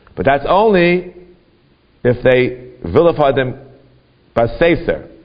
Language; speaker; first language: English; native; English